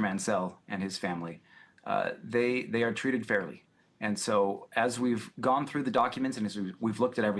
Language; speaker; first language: English; native; English